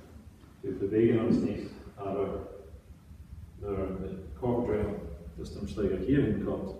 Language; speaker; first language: German; non-native, fluent; English